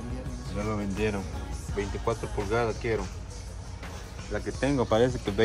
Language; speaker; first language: Spanish; native; Spanish